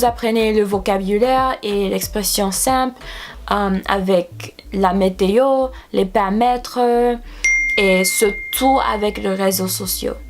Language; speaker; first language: French; non-native, learner; English